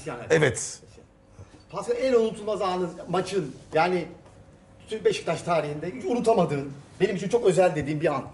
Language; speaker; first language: Turkish; native; Turkish